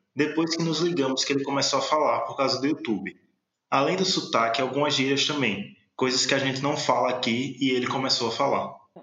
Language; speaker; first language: Portuguese; native; Portuguese